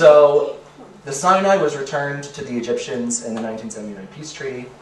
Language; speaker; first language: English; native; English